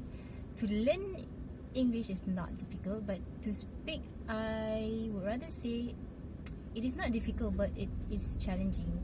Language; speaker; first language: English; non-native, local second language; Malay